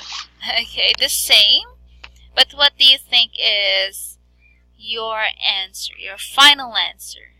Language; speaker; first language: English; non-native, fluent; Filipino